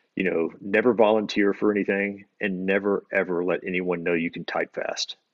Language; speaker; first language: English; native; English